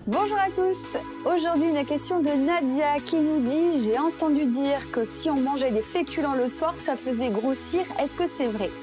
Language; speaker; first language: French; native; French